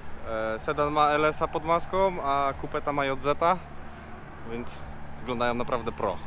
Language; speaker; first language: Polish; native; Polish